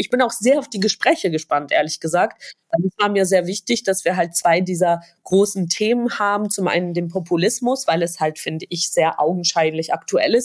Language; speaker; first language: German; non-native, fluent; Georgian